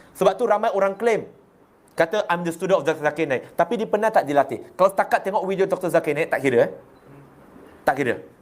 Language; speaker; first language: Malay; non-native, local second language; Chinese